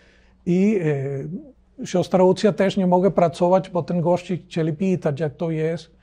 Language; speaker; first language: Polish; non-native, learner; Spanish